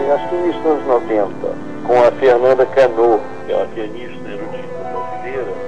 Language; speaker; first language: Portuguese; non-native, fluent; English